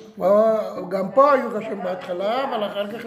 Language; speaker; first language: Hebrew; non-native, fluent; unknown